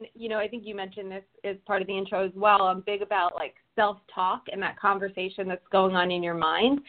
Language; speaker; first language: English; native; English